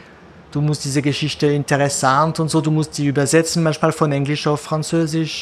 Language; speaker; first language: German; non-native, fluent; French